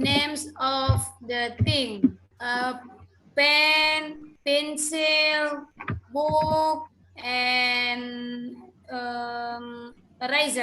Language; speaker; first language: English; non-native, learner; Indonesian